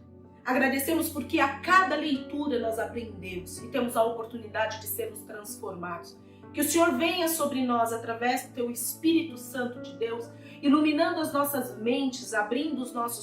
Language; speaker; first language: Portuguese; native; Portuguese